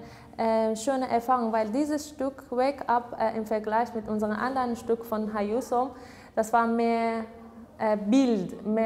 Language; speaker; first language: German; non-native, fluent; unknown